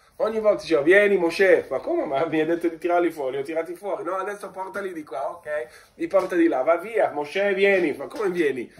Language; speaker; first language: Italian; native; Italian